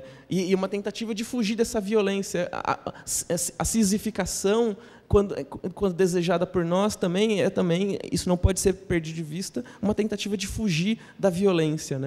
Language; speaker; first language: Portuguese; native; Portuguese